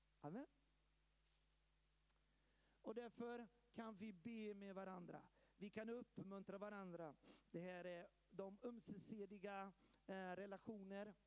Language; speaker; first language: Swedish; early bilingual, heritage; Swedish